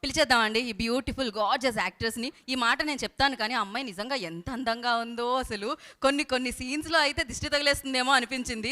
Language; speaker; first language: Telugu; native; Telugu